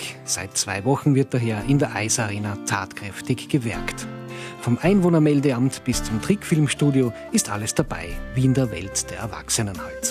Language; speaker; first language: German; native; German